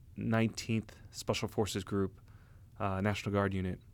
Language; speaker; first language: English; native; English